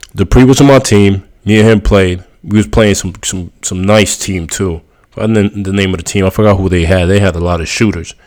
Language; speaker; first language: English; early bilingual, other home language; Spanish